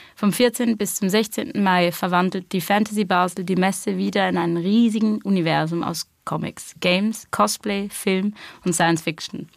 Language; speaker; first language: German; non-native, fluent; English